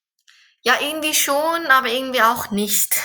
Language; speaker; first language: German; non-native, fluent; Korean